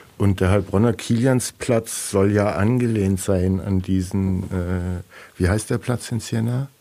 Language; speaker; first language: German; native; German